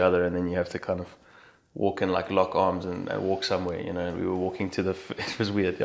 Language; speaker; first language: English; native; English